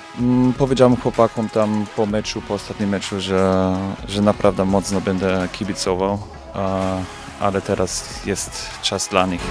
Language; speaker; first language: Polish; non-native, fluent; German